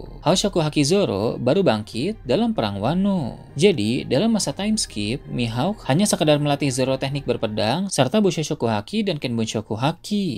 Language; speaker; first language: Indonesian; native; Indonesian